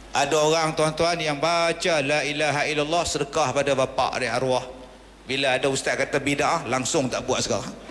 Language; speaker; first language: Malay; native; Malay